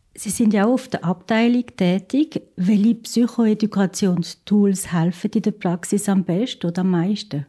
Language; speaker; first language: German; native; German